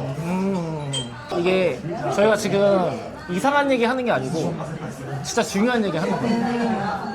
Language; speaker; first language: Korean; native; Korean